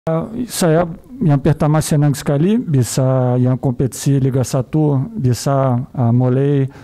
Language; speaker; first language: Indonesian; non-native, learner; Portuguese